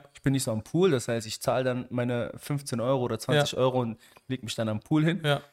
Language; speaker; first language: German; early bilingual, other home language; Arabic